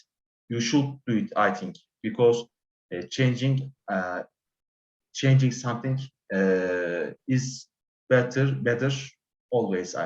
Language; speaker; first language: English; non-native, learner; Turkish